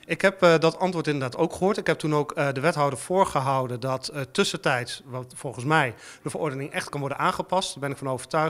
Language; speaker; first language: Dutch; native; Dutch